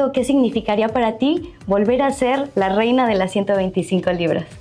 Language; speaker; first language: Spanish; native; Spanish